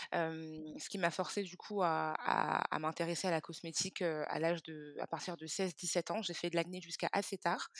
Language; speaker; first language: French; early bilingual, other home language; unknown